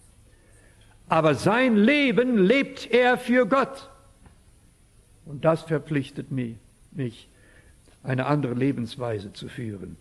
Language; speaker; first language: German; early bilingual, heritage; German